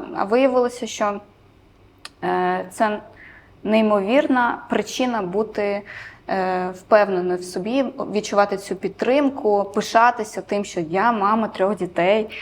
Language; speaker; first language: Ukrainian; non-native, local second language; Romanian